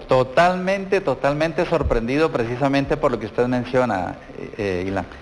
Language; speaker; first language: Spanish; native; Spanish